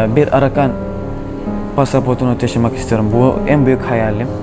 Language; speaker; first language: Turkish; early bilingual, other home language; Arabic